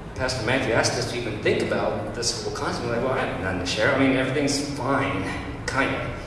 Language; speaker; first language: English; early bilingual, other home language; Romanian